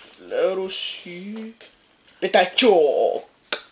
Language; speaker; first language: Russian; early bilingual, heritage; Russian